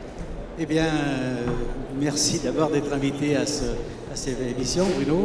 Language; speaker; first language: French; native; French